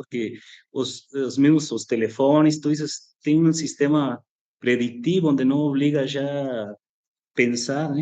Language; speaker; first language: Portuguese; non-native, fluent; Spanish